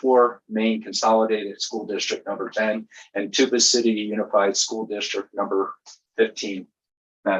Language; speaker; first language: English; native; English